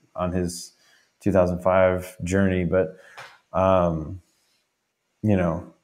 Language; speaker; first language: English; native; English